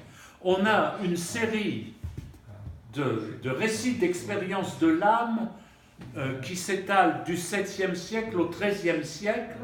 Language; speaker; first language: French; native; French